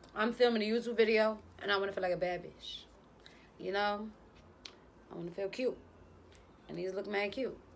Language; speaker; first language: English; native; English